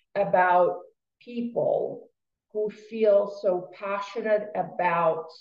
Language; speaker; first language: English; non-native, fluent; Russian